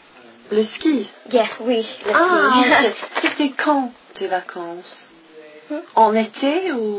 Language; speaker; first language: French; non-native, fluent; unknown